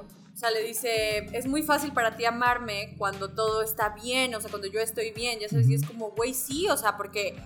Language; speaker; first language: Spanish; native; Spanish